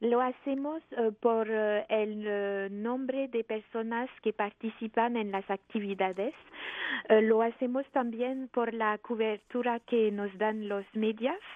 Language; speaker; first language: Spanish; non-native, fluent; French